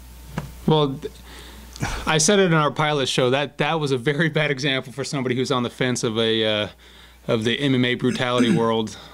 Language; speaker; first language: English; native; English